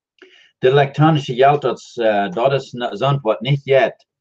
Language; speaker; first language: German; non-native, learner; Dutch